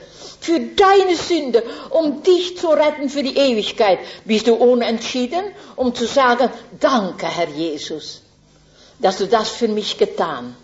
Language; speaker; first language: German; non-native, fluent; Dutch